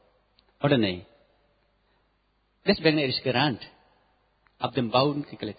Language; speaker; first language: German; non-native, learner; Nepali